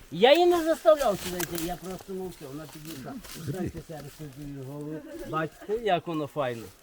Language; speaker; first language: Ukrainian; native; Ukrainian